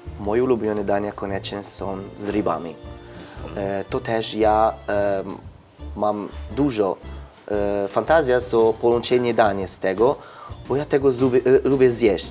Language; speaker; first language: Polish; non-native, learner; Italian